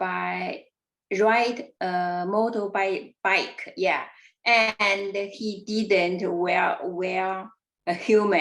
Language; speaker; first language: English; non-native, learner; Chinese